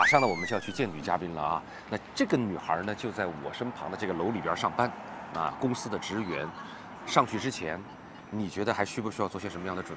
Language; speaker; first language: Chinese; native; Chinese